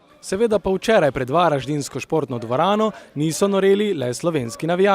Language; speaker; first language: Slovenian; native; Slovenian